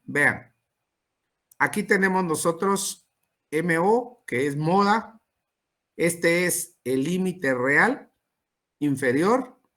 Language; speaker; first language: Spanish; native; Spanish